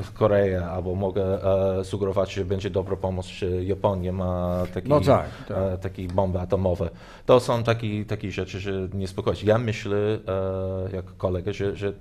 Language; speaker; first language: Polish; non-native, learner; English